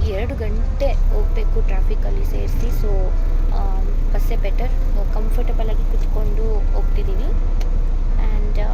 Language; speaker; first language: Kannada; native; Kannada